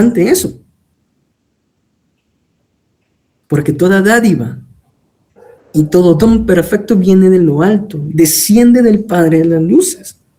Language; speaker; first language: Spanish; native; Spanish